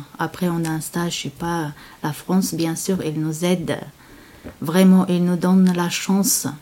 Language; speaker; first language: French; non-native, learner; Chechen